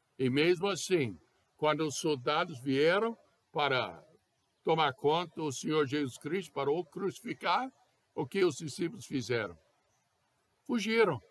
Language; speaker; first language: Portuguese; non-native, fluent; English